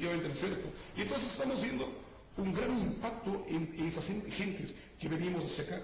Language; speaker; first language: Spanish; native; Spanish